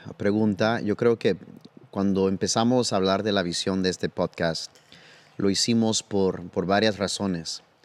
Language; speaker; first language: Spanish; early bilingual, heritage; Spanish